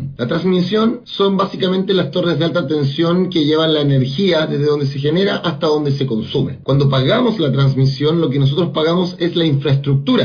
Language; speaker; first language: Spanish; native; Spanish